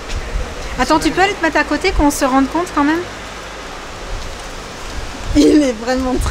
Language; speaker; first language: French; native; French